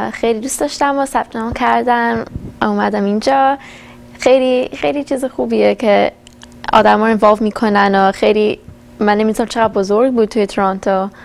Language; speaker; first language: Persian; early bilingual, heritage; Persian